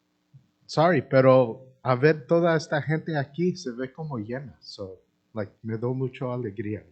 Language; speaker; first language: Spanish; early bilingual, heritage; Spanish